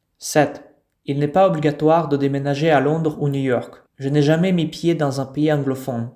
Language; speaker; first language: French; non-native, fluent; Russian